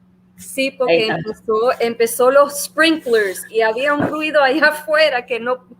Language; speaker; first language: Spanish; early bilingual, heritage; Spanish